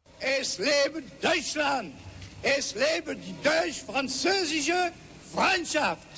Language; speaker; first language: German; non-native, fluent; French